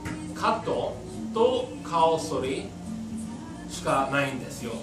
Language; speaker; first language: Japanese; non-native, fluent; English